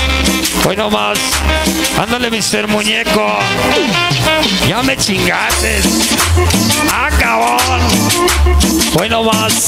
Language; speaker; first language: Spanish; native; Spanish